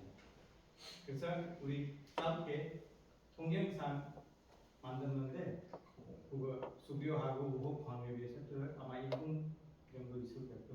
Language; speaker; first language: Korean; non-native, fluent; Hindi